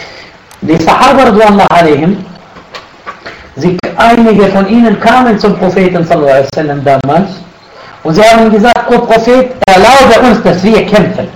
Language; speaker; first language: German; non-native, fluent; Arabic